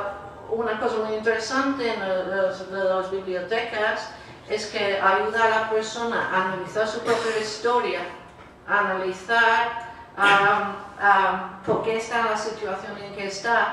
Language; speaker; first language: Spanish; non-native, fluent; English